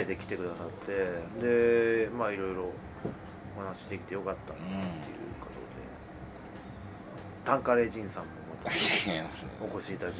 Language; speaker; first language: Japanese; native; Japanese